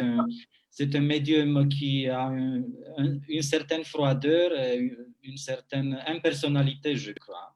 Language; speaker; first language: French; non-native, fluent; Romanian